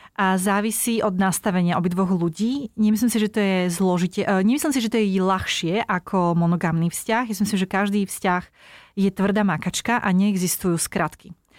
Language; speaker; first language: Slovak; native; Slovak